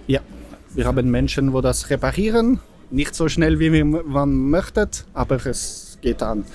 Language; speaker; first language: German; non-native, fluent; French